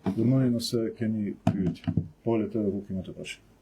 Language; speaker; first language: Macedonian; non-native, local second language; Albanian